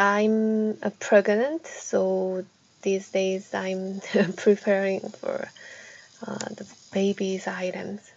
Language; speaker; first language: English; non-native, fluent; Korean